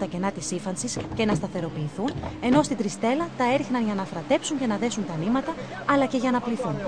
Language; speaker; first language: Greek; native; Greek